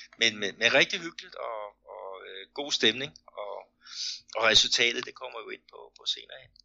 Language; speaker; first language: Danish; native; Danish